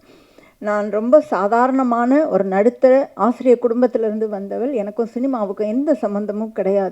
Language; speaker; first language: Tamil; native; Tamil